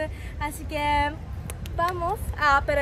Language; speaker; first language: Spanish; non-native, learner; Japanese